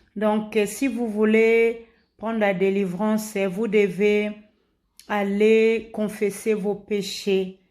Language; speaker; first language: French; non-native, local second language; Lingala